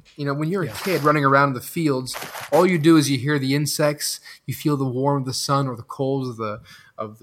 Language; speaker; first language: English; non-native, fluent; French